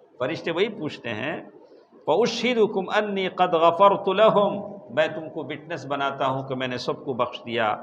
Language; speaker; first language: Urdu; native; Urdu